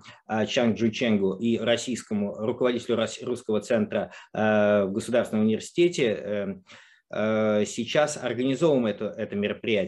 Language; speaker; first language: Russian; native; Russian